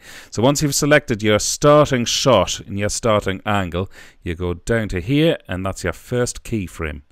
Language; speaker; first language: English; native; English